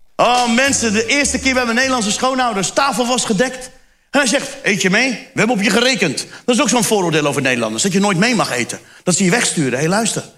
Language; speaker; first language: Dutch; early bilingual, other home language; Turkish